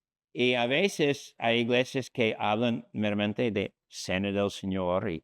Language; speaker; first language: Spanish; non-native, fluent; English